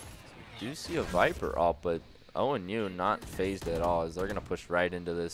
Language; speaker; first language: English; native; English